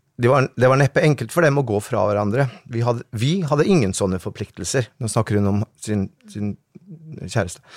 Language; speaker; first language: Norwegian; early bilingual, other home language; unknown